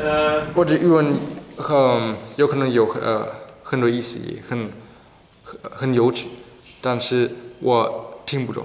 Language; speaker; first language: Chinese; non-native, learner; German